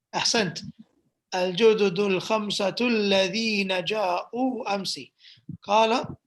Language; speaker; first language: Arabic; non-native, fluent; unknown